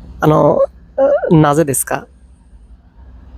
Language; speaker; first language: Japanese; non-native, learner; Bangla